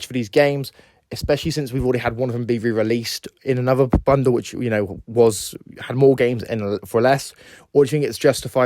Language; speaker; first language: English; native; English